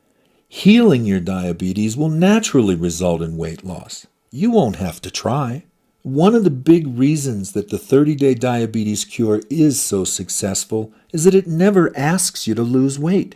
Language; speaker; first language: English; native; English